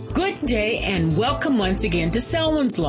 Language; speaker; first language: English; native; English